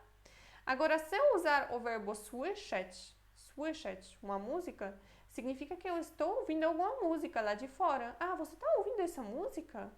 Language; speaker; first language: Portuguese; non-native, fluent; Polish